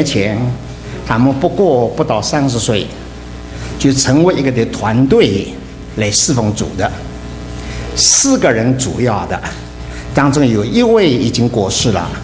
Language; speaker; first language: Chinese; native; Chinese